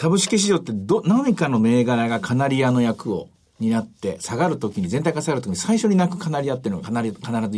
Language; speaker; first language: Japanese; native; Japanese